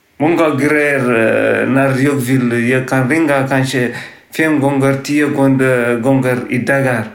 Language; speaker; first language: Swedish; non-native, learner; Tigrinya